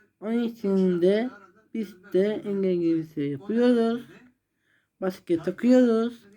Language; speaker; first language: Turkish; non-native, learner; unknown